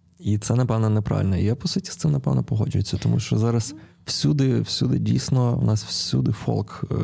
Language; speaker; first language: Ukrainian; non-native, local second language; Russian